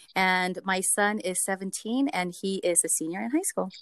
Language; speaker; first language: English; early bilingual, other home language; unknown